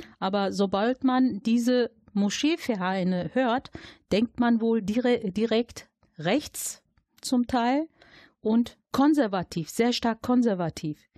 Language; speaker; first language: German; native; German